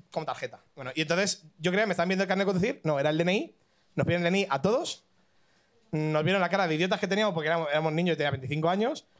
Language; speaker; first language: Spanish; native; Spanish